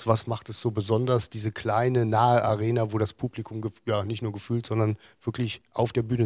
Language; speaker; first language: German; native; German